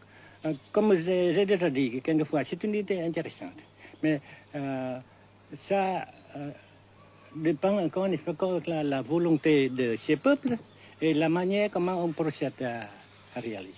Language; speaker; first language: French; non-native, local second language; Vietnamese